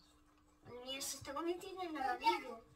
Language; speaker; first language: Spanish; early bilingual, other home language; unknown